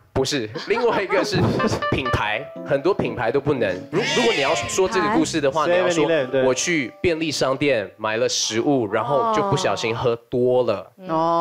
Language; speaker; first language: Chinese; native; Chinese